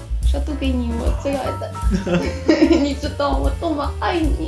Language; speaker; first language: Chinese; non-native, fluent; Ukrainian